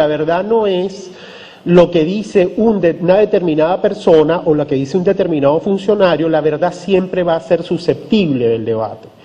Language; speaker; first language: Spanish; native; Spanish